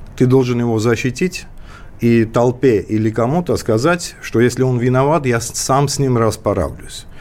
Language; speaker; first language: Russian; non-native, local second language; Georgian